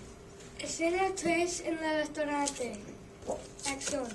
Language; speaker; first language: Spanish; non-native, learner; English